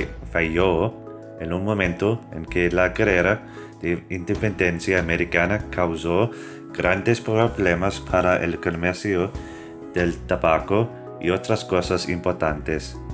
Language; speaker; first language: Spanish; non-native, fluent; English